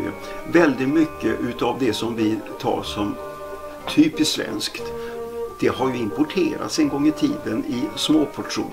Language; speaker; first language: Swedish; native; Swedish